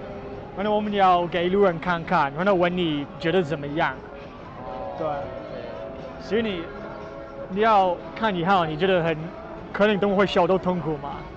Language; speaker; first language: Chinese; non-native, learner; English